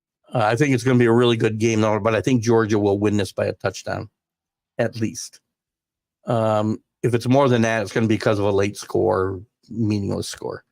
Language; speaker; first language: English; native; English